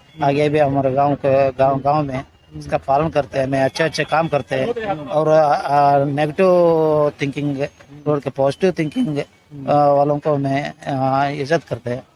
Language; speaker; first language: Hindi; non-native, local second language; Kannada